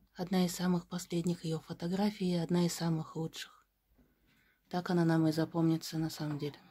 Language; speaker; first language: Russian; native; Russian